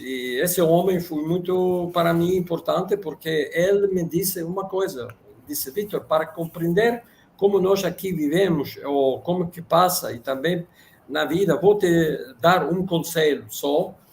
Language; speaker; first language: Portuguese; non-native, fluent; Russian